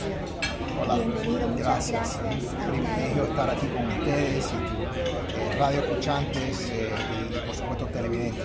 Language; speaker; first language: Spanish; early bilingual, heritage; Spanish